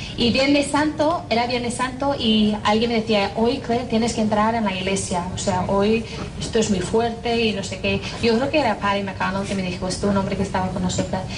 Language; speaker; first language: Spanish; non-native, fluent; English